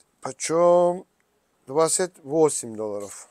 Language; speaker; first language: Russian; non-native, learner; Turkish